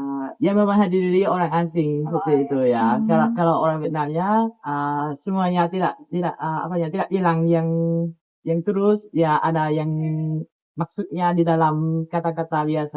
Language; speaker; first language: Indonesian; non-native, learner; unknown